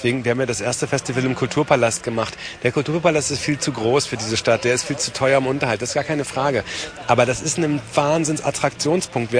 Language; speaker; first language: German; native; German